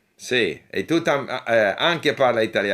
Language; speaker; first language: Italian; non-native, fluent; English